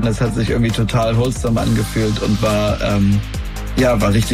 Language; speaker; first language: German; native; German